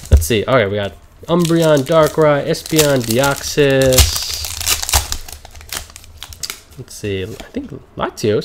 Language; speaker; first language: English; native; English